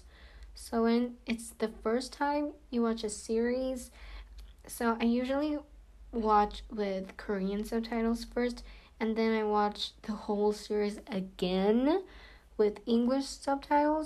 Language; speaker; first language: English; non-native, fluent; Korean